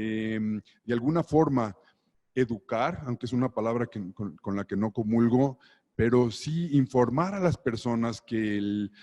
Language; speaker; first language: Spanish; native; Spanish